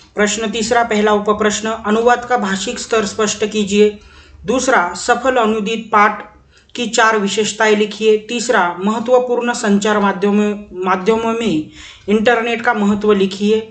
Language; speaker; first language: Hindi; non-native, local second language; Marathi